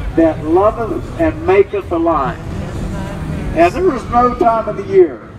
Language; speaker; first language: English; native; English